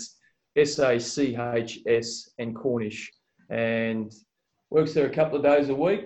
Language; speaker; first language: English; native; English